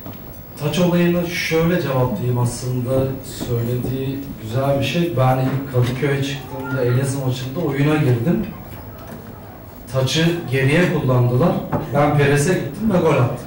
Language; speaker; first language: Turkish; native; Turkish